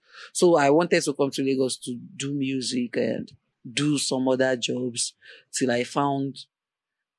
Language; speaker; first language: English; non-native, local second language; Yoruba